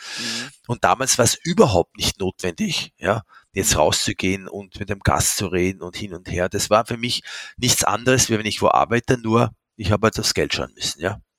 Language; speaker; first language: German; non-native, fluent; French